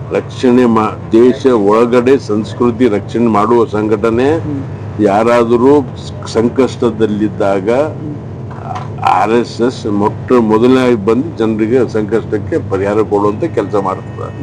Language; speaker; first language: Kannada; non-native, local second language; Lambadi